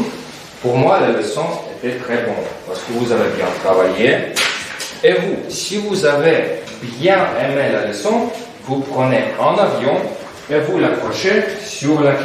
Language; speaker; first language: French; non-native, fluent; Russian